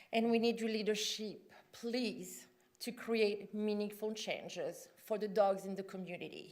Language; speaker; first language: English; non-native, fluent; French